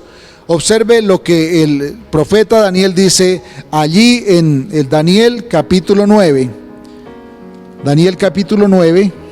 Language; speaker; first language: Spanish; native; Spanish